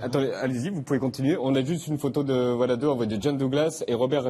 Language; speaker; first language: French; native; French